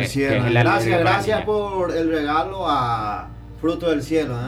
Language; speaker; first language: Spanish; native; Spanish